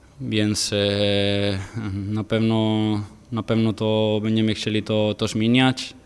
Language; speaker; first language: Polish; non-native, fluent; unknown